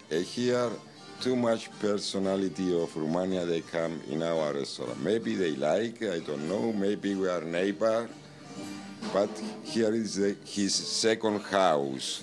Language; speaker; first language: English; non-native, learner; Greek